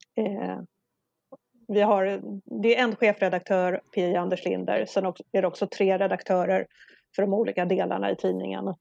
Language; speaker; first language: Swedish; non-native, local second language; Polish